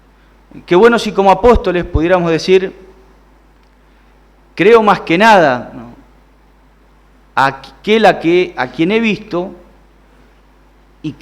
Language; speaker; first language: Spanish; native; Spanish